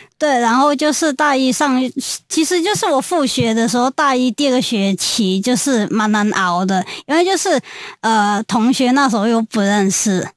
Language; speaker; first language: Chinese; non-native, local second language; Cantonese